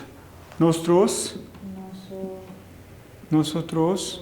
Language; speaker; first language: Spanish; non-native, fluent; Hindi